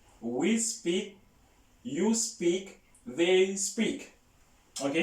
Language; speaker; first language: English; non-native, learner; Haitian Creole